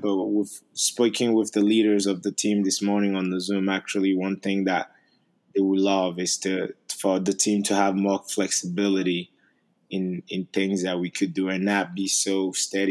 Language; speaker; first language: English; non-native, fluent; French